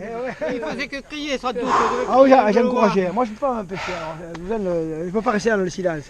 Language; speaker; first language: French; native; French